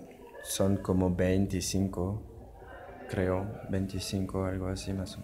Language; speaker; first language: Spanish; non-native, learner; French